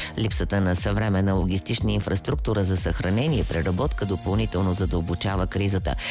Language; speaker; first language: Bulgarian; native; Bulgarian